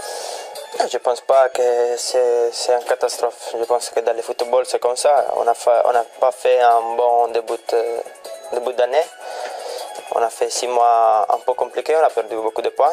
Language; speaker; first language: French; non-native, fluent; Italian